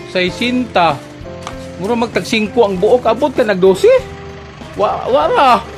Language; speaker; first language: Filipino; non-native, local second language; Cebuano